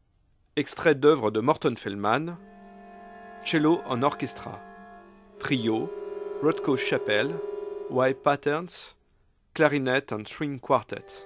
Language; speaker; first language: French; native; French